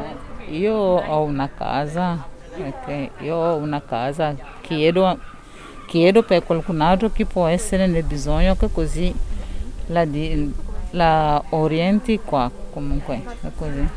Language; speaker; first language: Italian; non-native, fluent; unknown